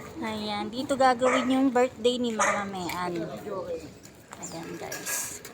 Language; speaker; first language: Filipino; native; Filipino